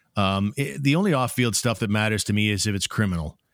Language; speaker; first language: English; native; English